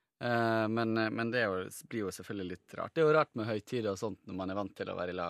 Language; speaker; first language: Norwegian; native; Norwegian